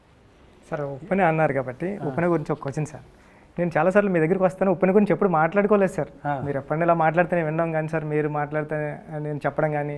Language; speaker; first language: Telugu; native; Telugu